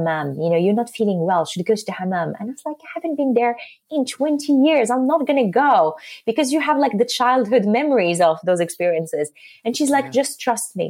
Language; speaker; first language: English; non-native, fluent; Arabic